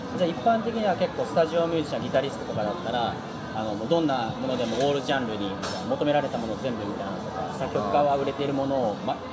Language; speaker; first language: Japanese; native; Japanese